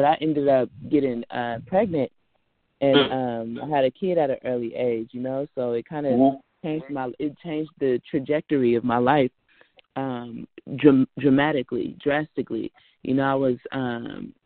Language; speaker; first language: English; native; English